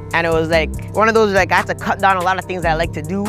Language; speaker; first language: English; native; English